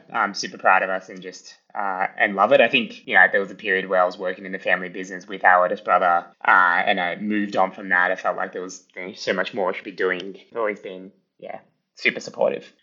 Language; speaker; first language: English; early bilingual, other home language; Italian